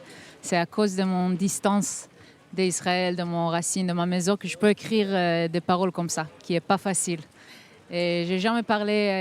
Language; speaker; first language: French; non-native, fluent; Hebrew